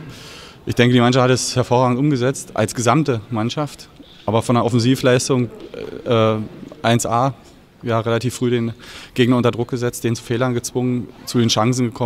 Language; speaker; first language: German; native; German